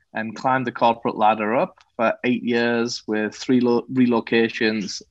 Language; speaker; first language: English; native; English